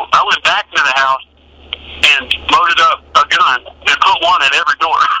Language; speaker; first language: English; native; English